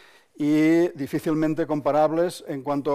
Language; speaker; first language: Spanish; native; Spanish